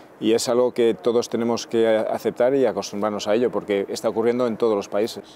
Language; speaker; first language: Spanish; native; Spanish